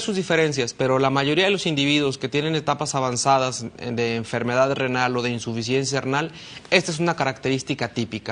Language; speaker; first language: Spanish; native; Spanish